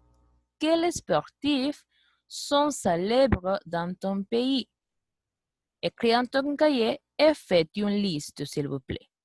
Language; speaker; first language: French; non-native, fluent; Spanish